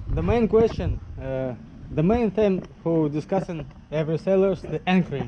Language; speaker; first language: English; non-native, learner; Russian